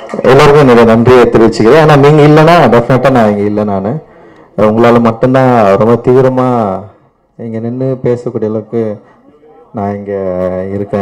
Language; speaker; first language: Tamil; native; Tamil